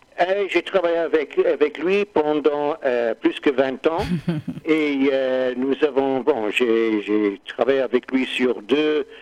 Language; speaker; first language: French; non-native, learner; English